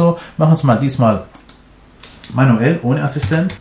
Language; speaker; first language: German; non-native, fluent; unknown